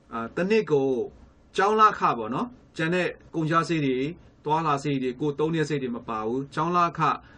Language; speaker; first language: Burmese; native; Burmese